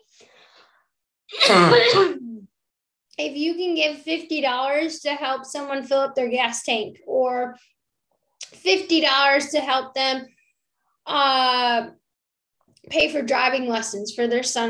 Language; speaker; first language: English; native; English